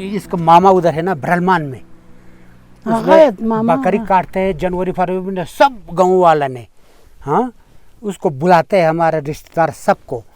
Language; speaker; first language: Hindi; non-native, local second language; Balti